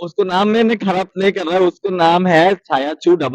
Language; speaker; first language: Hindi; non-native, learner; Bangla